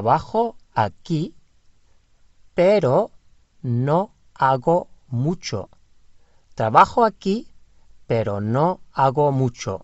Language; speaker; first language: Spanish; non-native, fluent; English